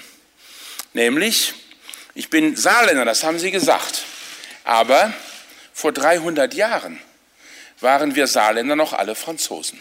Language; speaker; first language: German; native; German